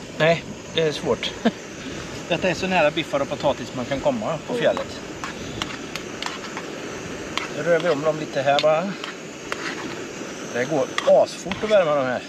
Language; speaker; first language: Swedish; native; Swedish